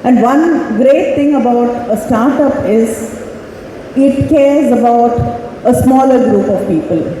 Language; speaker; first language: English; non-native, local second language; Tamil